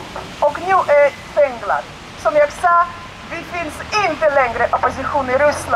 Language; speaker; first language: Swedish; non-native, learner; Russian